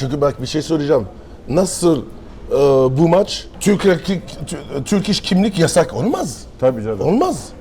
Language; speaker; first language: Turkish; non-native, learner; French